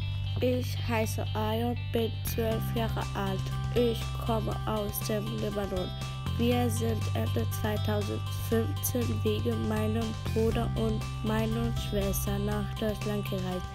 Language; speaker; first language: German; early bilingual, other home language; Arabic